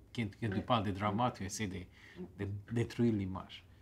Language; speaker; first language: French; non-native, fluent; Romanian